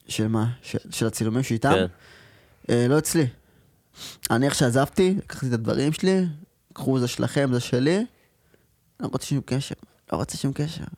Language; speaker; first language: Hebrew; native; Hebrew